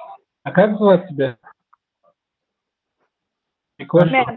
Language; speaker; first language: Russian; non-native, learner; Turkmen